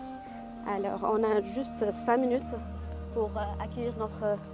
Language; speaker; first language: French; non-native, learner; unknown